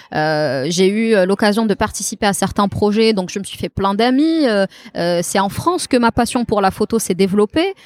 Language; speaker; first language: French; non-native, local second language; Kabyle